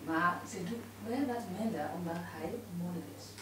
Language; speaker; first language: Dutch; non-native, learner; Burmese